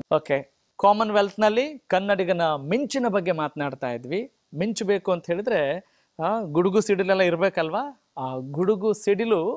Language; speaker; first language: Kannada; native; Kannada